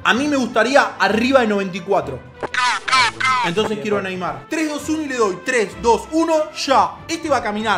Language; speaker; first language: Spanish; native; Spanish